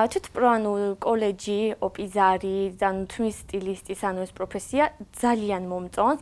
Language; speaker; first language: Georgian; non-native, local second language; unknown